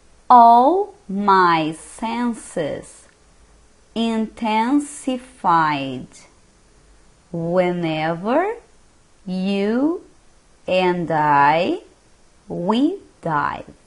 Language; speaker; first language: English; non-native, fluent; Portuguese